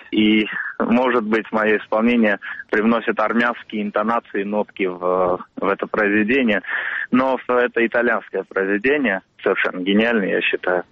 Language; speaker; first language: Russian; non-native, local second language; Armenian